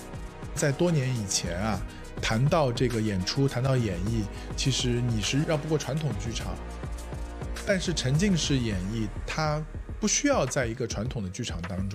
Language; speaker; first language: Chinese; native; Chinese